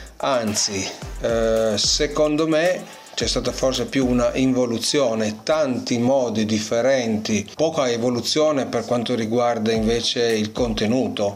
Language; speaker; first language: Italian; native; Italian